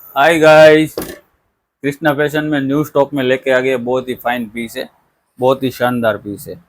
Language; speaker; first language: Hindi; non-native, local second language; Gujarati